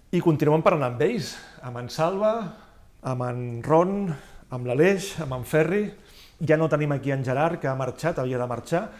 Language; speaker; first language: Catalan; native; Catalan